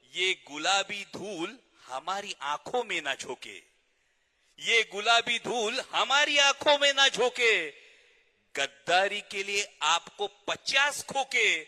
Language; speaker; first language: Hindi; non-native, local second language; Marathi